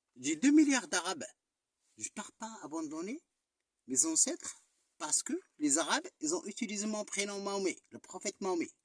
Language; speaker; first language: French; non-native, local second language; Arabic